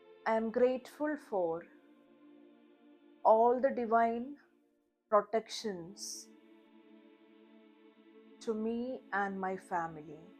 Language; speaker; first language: English; non-native, local second language; Malayalam